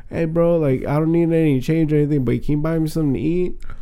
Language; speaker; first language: English; early bilingual, other home language; Spanish